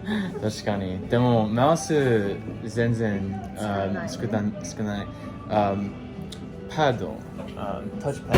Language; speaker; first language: Japanese; non-native, learner; English